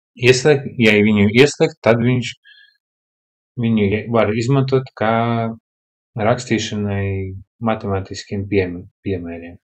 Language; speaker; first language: Latvian; non-native, local second language; Russian